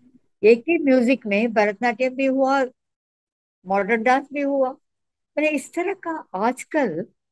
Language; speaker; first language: Hindi; non-native, local second language; Tamil